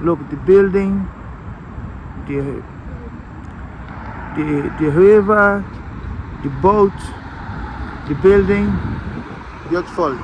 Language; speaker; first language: English; non-native, learner; Portuguese